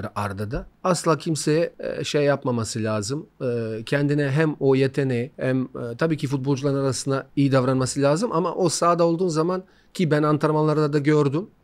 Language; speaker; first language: Turkish; non-native, fluent; Bosnian